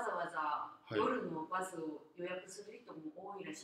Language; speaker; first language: Japanese; non-native, fluent; Korean